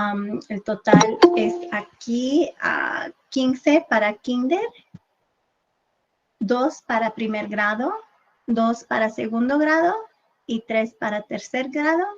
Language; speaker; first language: Spanish; early bilingual, heritage; English